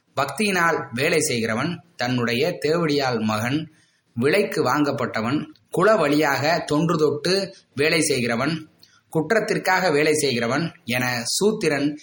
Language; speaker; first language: Tamil; native; Tamil